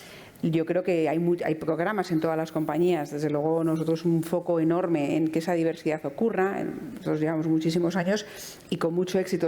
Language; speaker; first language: Spanish; native; Spanish